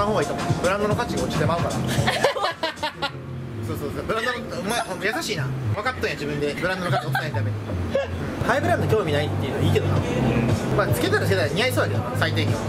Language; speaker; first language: Japanese; native; Japanese